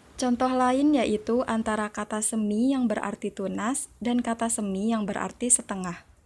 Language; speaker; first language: Indonesian; native; Indonesian